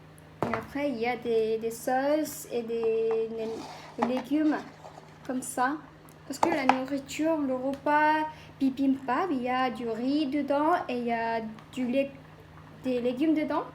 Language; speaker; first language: French; non-native, learner; Korean